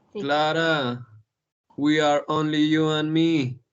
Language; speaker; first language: English; non-native, learner; Spanish